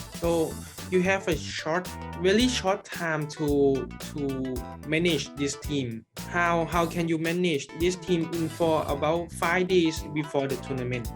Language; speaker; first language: English; non-native, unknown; Thai